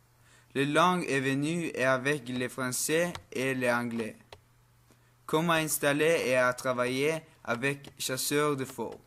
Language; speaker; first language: French; non-native, learner; Norwegian